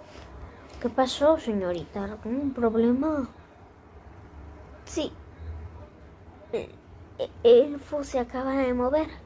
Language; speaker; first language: Spanish; native; Spanish